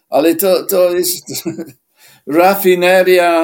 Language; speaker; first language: Polish; non-native, fluent; English